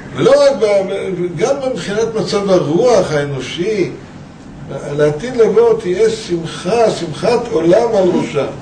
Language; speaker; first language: Hebrew; native; Hebrew